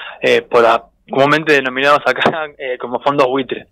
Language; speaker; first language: Spanish; native; Spanish